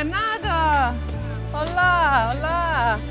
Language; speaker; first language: Spanish; non-native, learner; English